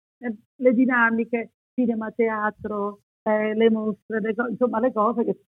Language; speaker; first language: Italian; native; Italian